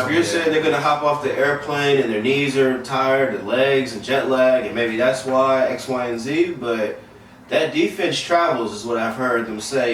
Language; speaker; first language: English; native; English